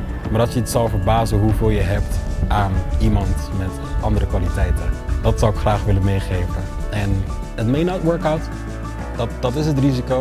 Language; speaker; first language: Dutch; native; Dutch